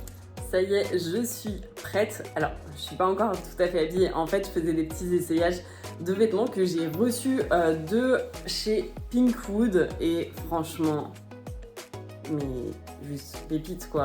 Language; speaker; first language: French; native; French